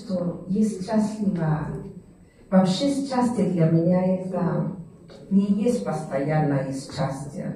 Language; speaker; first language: Russian; non-native, learner; Spanish